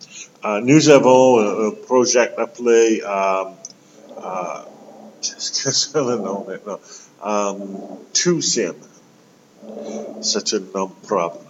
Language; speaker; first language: French; non-native, local second language; English